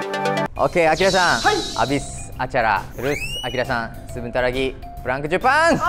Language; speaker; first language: Indonesian; non-native, fluent; Japanese